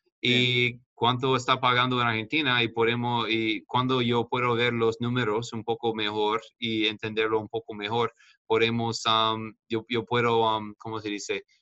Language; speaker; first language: Spanish; non-native, fluent; English